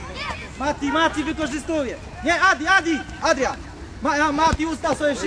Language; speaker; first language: Polish; native; Polish